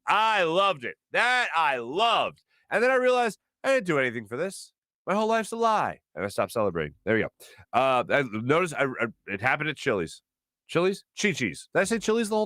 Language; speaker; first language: English; native; English